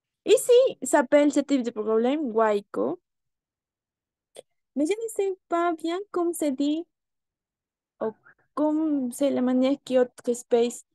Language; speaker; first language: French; non-native, learner; Spanish